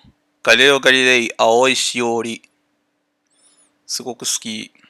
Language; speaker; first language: Japanese; non-native, learner; English